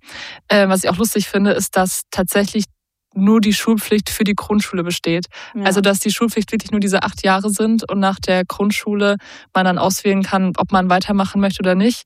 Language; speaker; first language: German; native; German